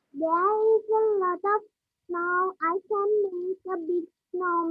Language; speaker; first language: English; non-native, learner; Sinhala